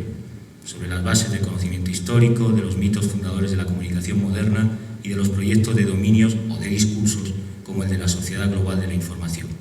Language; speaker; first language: Spanish; native; Spanish